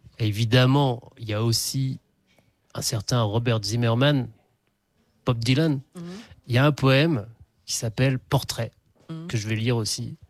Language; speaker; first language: French; native; French